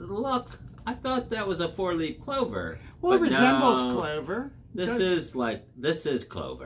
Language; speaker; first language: English; native; English